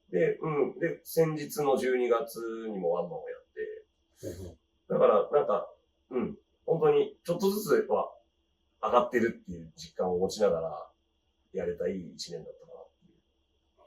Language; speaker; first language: Japanese; native; Japanese